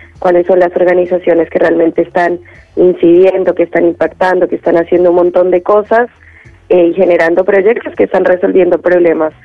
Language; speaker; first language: Spanish; native; Spanish